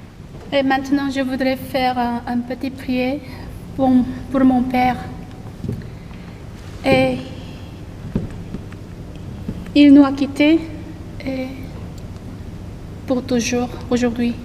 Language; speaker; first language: French; non-native, learner; Korean